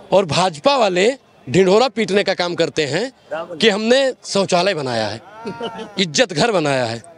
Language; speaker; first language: Hindi; native; Hindi